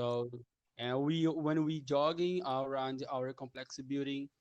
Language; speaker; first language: English; non-native, learner; Portuguese